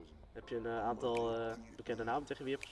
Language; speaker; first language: Dutch; native; Dutch